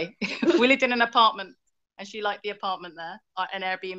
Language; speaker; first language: English; native; English